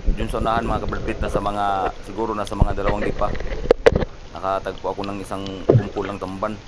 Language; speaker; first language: Filipino; non-native, local second language; Cebuano